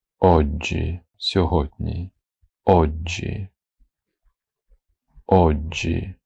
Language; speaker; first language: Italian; non-native, fluent; Ukrainian